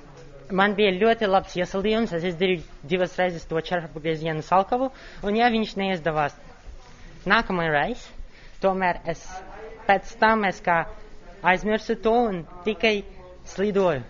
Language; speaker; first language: Latvian; non-native, local second language; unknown